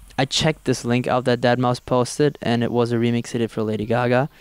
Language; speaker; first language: English; non-native, fluent; German